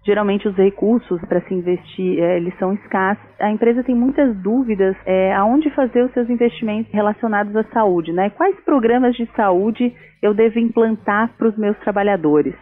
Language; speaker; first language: Portuguese; native; Portuguese